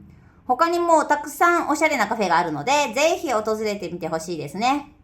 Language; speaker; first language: Japanese; native; Japanese